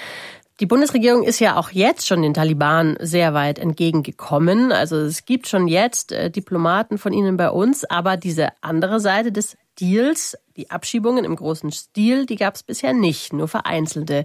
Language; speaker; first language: German; native; German